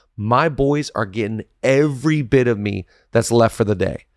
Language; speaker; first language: English; native; English